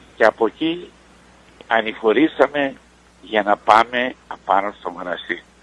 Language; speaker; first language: Greek; native; Greek